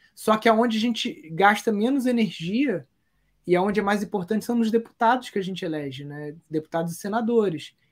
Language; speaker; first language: Portuguese; native; Portuguese